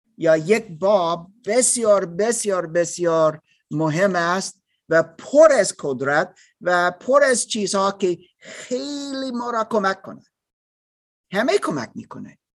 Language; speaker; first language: Persian; non-native, learner; German